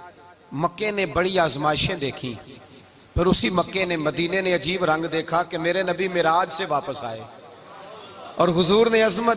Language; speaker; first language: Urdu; non-native, local second language; Punjabi